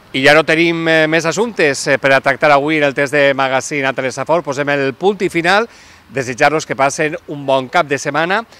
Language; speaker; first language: Catalan; native; Catalan